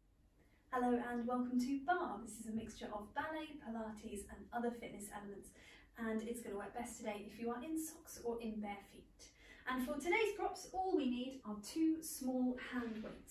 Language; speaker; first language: English; native; English